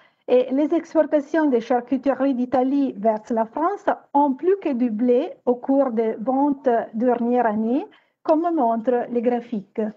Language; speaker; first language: French; non-native, fluent; Italian